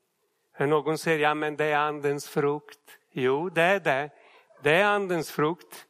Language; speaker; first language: Swedish; non-native, fluent; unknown